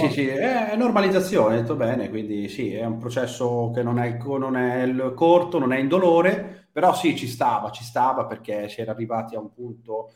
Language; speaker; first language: Italian; native; Italian